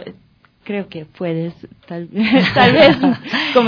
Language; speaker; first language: Spanish; non-native, fluent; French